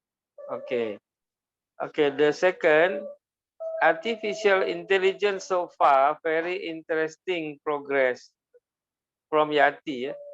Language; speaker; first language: English; non-native, learner; Malay